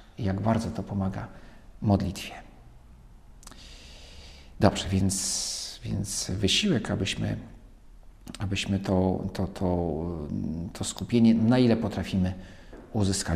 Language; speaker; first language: Polish; native; Polish